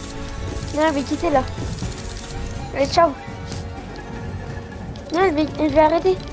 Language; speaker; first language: French; native; French